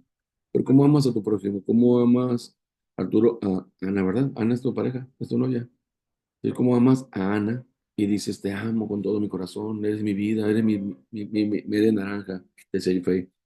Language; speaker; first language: Spanish; native; Spanish